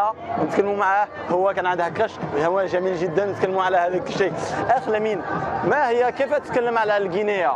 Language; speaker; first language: Arabic; early bilingual, heritage; Arabic